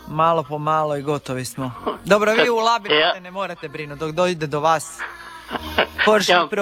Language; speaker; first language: Serbian; native; Serbian